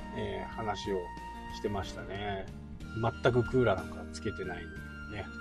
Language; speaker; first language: Japanese; native; Japanese